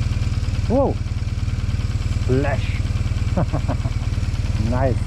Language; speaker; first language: English; non-native, fluent; German